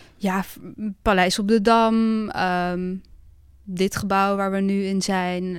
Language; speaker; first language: Dutch; early bilingual, other home language; Bosnian